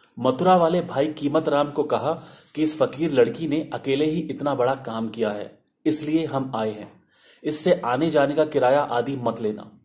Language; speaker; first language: Hindi; non-native, local second language; Sindhi